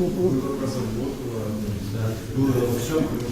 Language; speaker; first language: Russian; native; Russian